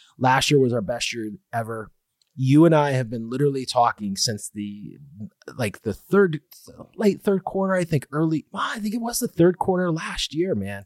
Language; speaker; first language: English; native; English